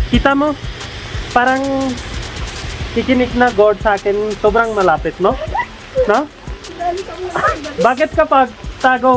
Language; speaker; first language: Filipino; non-native, learner; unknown